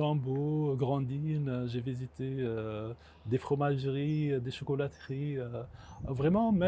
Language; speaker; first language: French; non-native, local second language; Arabic